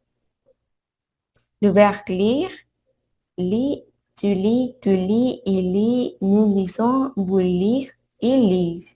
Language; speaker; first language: French; non-native, learner; Spanish